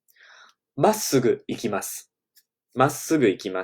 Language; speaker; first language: Japanese; non-native, fluent; English